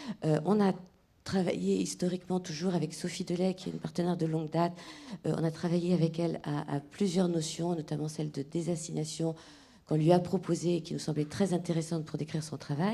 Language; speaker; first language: French; native; French